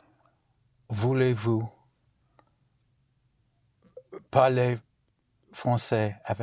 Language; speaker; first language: French; non-native, learner; English